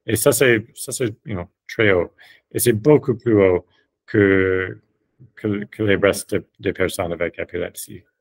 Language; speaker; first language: French; non-native, fluent; English